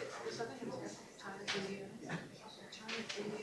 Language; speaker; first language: English; native; English